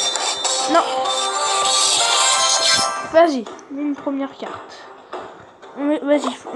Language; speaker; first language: French; native; French